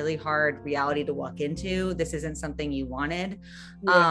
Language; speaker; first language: English; native; English